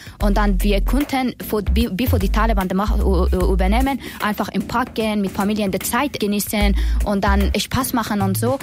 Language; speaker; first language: German; non-native, learner; Persian